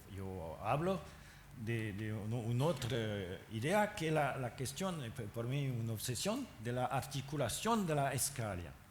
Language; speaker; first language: Spanish; non-native, learner; French